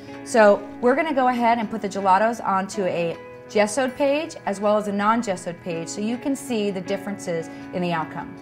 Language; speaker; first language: English; native; English